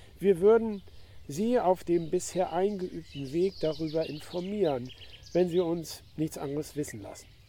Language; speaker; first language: German; native; German